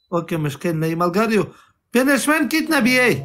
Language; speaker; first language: Hindi; non-native, local second language; Pashto